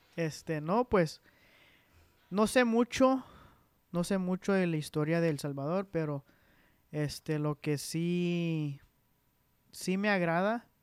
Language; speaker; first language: Spanish; early bilingual, heritage; Spanish